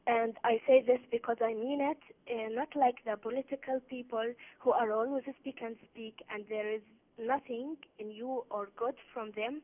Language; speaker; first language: English; non-native, learner; Arabic